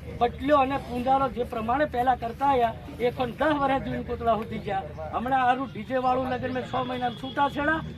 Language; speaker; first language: Gujarati; non-native, local second language; Rathawi